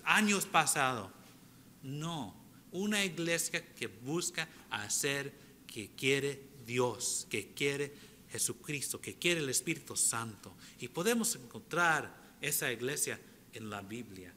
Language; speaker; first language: Spanish; early bilingual, heritage; English